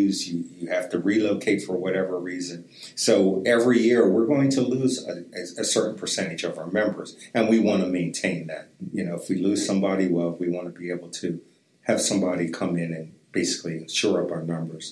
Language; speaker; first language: English; native; English